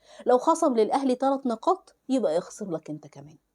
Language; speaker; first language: Arabic; native; Arabic